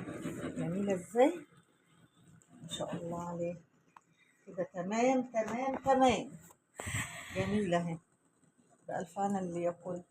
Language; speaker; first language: Arabic; native; Arabic